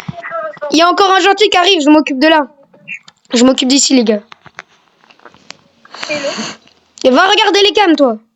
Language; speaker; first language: French; native; French